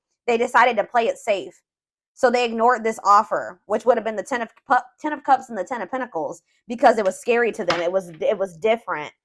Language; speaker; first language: English; native; English